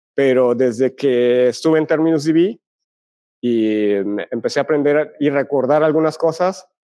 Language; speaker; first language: Spanish; native; Spanish